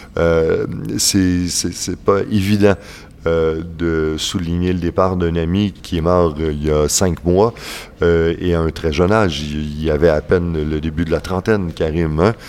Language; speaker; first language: French; native; French